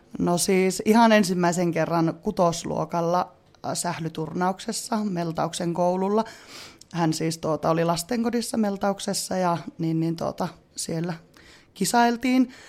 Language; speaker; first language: Finnish; native; Finnish